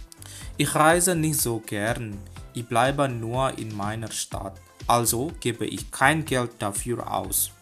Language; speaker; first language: German; non-native, learner; Indonesian